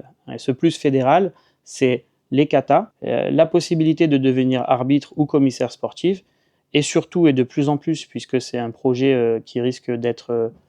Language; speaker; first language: French; native; French